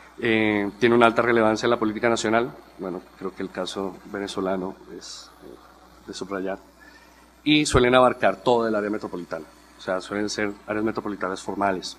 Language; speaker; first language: Spanish; native; Spanish